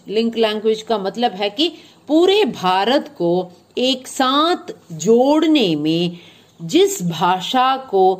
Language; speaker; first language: Hindi; non-native, local second language; Malayalam